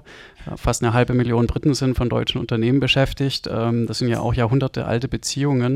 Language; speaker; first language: German; native; German